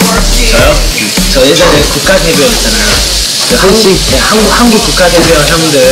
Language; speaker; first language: Korean; non-native, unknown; Cantonese